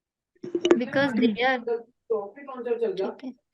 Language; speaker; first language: English; non-native, learner; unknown